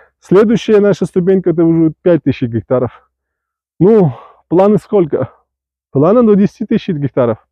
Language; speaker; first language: Russian; non-native, local second language; Uzbek